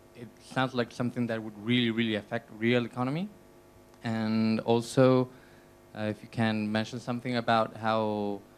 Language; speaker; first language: English; non-native, fluent; Spanish